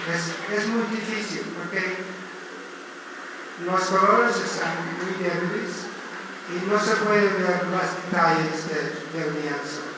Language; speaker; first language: Spanish; non-native, learner; English